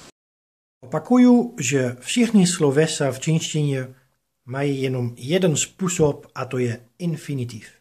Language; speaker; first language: Czech; non-native, fluent; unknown